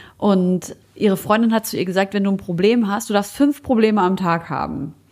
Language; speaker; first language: German; early bilingual, other home language; Arabic